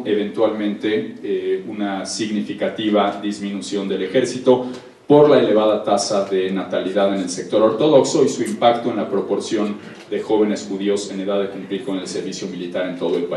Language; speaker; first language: Spanish; native; Spanish